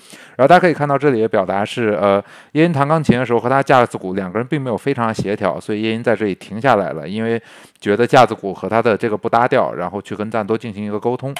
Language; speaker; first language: Chinese; native; Chinese